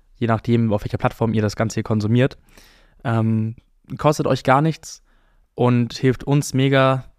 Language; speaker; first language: German; native; German